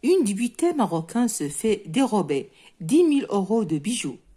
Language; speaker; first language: French; non-native, local second language; Arabic